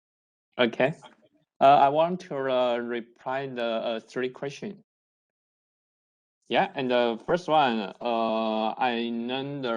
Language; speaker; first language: English; non-native, learner; Chinese